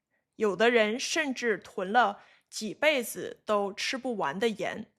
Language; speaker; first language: Chinese; native; Chinese